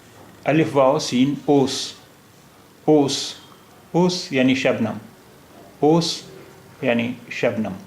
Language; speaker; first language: Persian; non-native, learner; Urdu